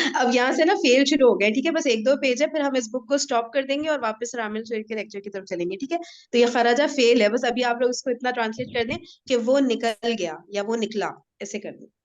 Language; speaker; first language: Urdu; native; Urdu